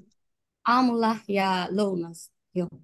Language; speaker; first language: Finnish; non-native, learner; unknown